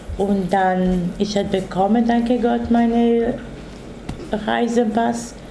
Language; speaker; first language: German; non-native, learner; Romany